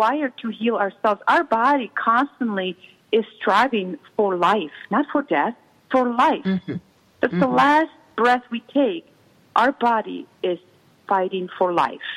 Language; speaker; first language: English; non-native, fluent; Czech